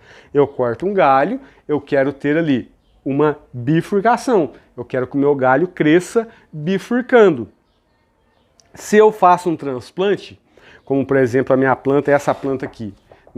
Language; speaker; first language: Portuguese; native; Portuguese